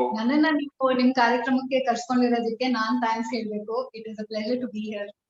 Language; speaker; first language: Kannada; non-native, local second language; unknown